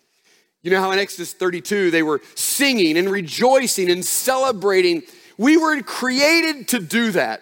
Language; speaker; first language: English; native; English